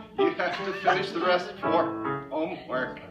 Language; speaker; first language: English; native; English